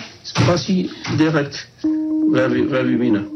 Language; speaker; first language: Danish; non-native, learner; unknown